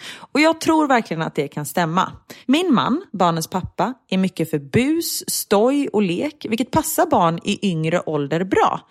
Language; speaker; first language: Swedish; native; Swedish